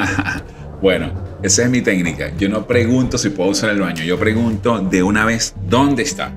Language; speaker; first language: Spanish; native; Spanish